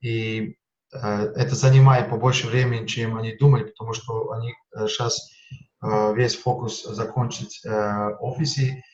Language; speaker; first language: Russian; non-native, fluent; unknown